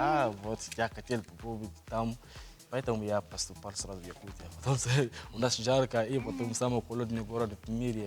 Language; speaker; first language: Russian; non-native, learner; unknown